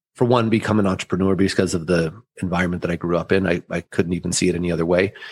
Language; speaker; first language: English; early bilingual, other home language; German